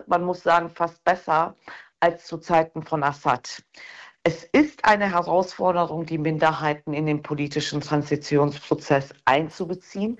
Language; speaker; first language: German; early bilingual, other home language; Turkish